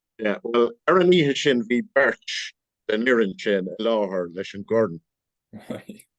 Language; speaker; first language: Irish; non-native, local second language; English